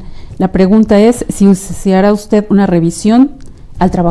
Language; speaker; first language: Spanish; native; Spanish